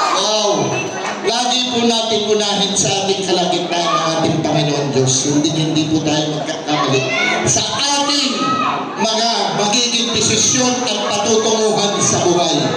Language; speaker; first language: Filipino; native; Filipino